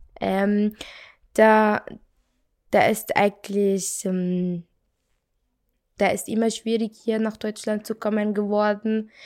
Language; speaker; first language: German; non-native, learner; Arabic